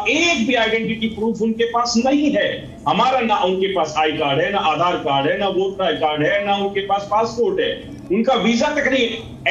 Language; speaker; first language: Hindi; native; Hindi